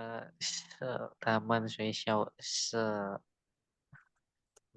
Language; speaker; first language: Chinese; non-native, learner; Indonesian